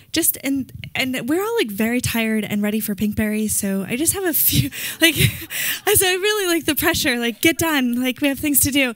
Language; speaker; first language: English; native; English